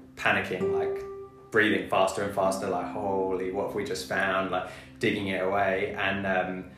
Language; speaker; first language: English; native; English